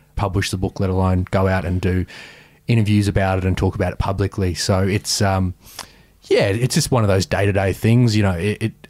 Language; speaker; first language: English; native; English